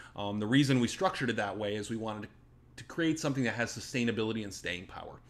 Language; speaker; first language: English; native; English